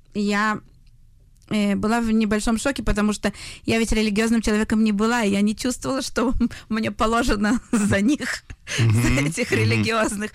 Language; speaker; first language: Russian; native; Russian